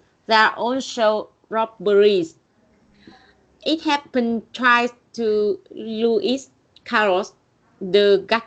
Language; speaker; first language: English; non-native, learner; Vietnamese